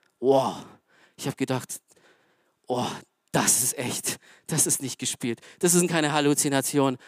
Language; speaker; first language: German; early bilingual, other home language; Romanian